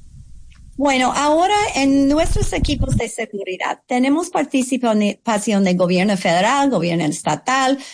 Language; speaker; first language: Spanish; non-native, fluent; English